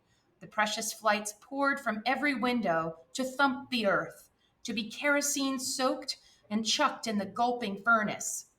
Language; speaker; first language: English; native; English